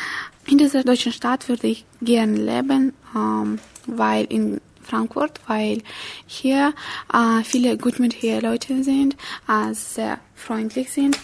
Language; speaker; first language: German; non-native, learner; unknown